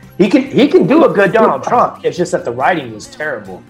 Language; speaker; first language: English; native; English